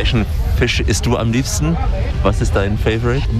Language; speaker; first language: German; native; German